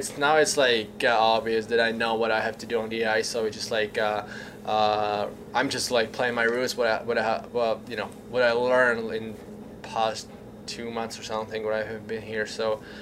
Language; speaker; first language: English; non-native, learner; Czech